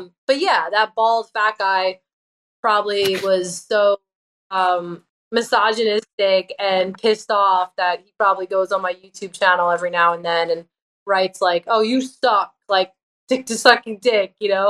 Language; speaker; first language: English; native; English